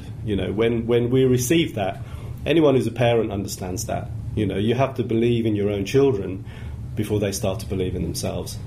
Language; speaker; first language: English; native; English